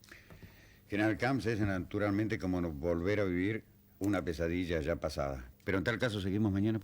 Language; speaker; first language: Spanish; native; Spanish